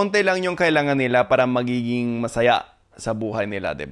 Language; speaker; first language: Filipino; non-native, fluent; English